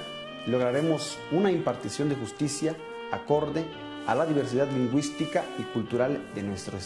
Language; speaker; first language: Spanish; native; Spanish